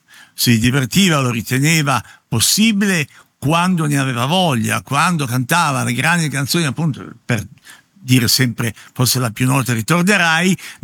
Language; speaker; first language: Italian; native; Italian